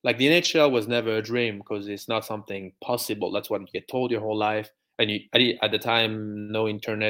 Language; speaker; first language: English; non-native, fluent; French